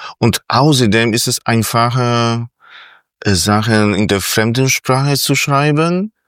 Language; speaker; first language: German; non-native, fluent; Polish